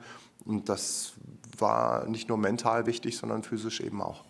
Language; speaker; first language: German; native; German